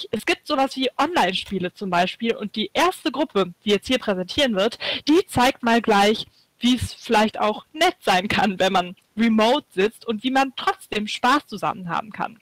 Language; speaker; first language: German; native; German